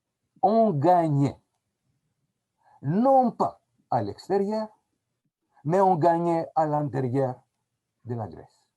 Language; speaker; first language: French; non-native, fluent; Greek